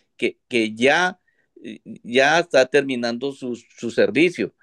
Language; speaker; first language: Spanish; native; Spanish